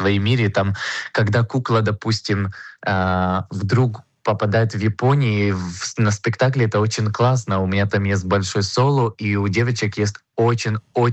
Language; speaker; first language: Russian; non-native, fluent; Hebrew